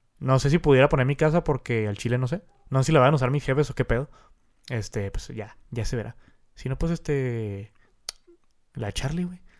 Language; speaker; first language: Spanish; native; Spanish